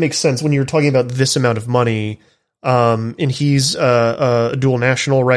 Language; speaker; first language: English; native; English